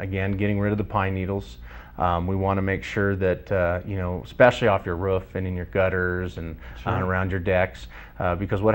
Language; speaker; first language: English; native; English